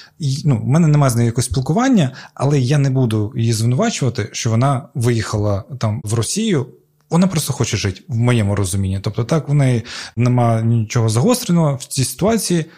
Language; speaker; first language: Ukrainian; non-native, local second language; Crimean Tatar